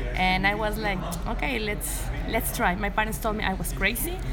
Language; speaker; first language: English; non-native, fluent; Spanish